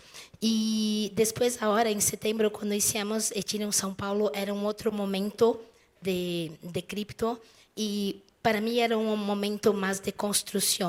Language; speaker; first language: Spanish; non-native, fluent; Portuguese